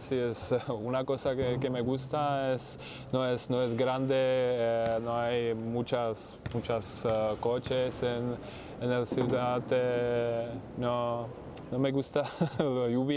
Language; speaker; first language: Spanish; non-native, learner; Czech